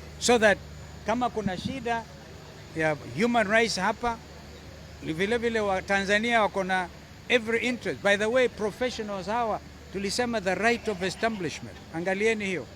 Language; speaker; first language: Swahili; non-native, local second language; Kamba